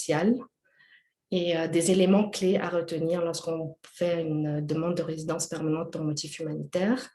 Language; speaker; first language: French; native; French